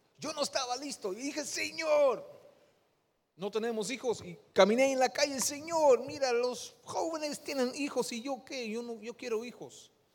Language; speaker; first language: Spanish; non-native, fluent; Dutch